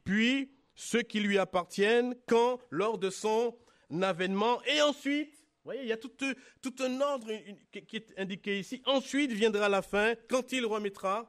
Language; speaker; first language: French; native; French